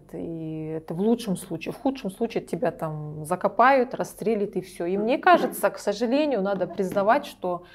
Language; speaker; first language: Russian; non-native, local second language; Kazakh